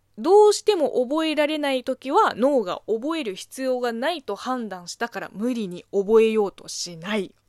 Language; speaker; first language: Japanese; non-native, fluent; Chinese